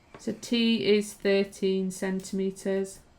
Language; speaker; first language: English; native; English